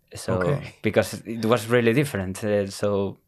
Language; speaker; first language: English; non-native, fluent; Spanish